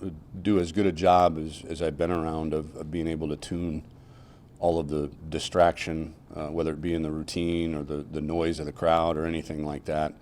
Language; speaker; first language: English; native; English